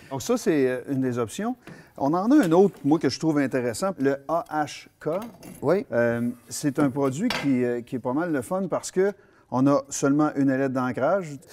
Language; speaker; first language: French; native; French